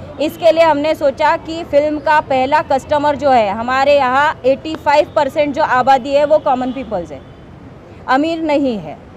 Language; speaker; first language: Hindi; non-native, local second language; Marathi